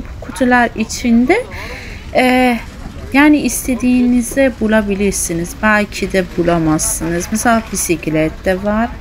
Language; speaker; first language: Turkish; early bilingual, heritage; Turkish